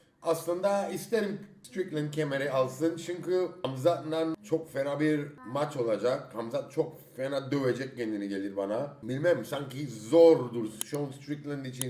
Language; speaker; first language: Turkish; early bilingual, heritage; Turkish